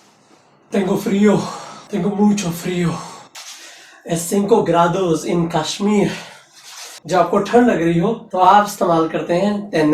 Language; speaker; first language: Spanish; non-native, learner; Hindi